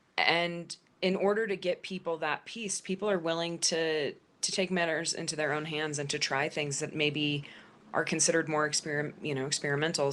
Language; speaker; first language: English; native; English